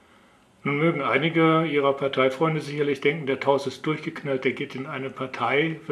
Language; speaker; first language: German; native; German